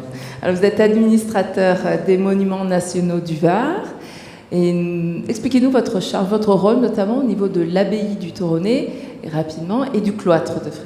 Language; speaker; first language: French; native; French